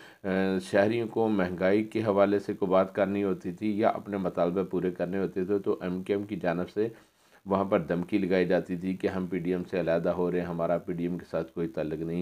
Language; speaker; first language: Urdu; native; Urdu